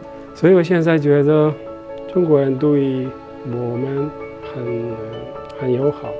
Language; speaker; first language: Chinese; non-native, learner; Arabic